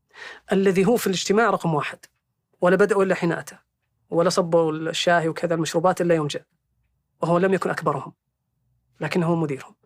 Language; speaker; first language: Arabic; native; Arabic